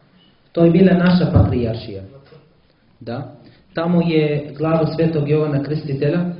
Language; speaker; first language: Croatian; non-native, learner; Arabic